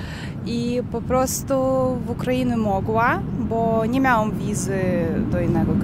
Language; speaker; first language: Polish; non-native, learner; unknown